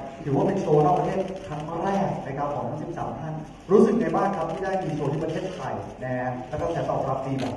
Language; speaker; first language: Thai; native; Thai